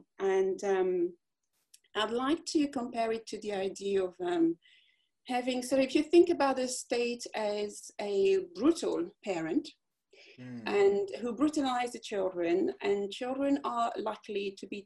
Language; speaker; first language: English; non-native, fluent; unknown